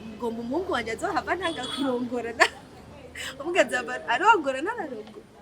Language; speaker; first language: Rundi; native; Rundi